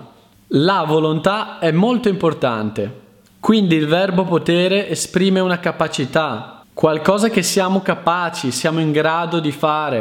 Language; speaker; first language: Italian; native; Italian